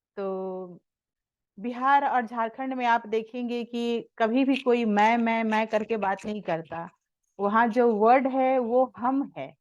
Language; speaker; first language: Hindi; native; Hindi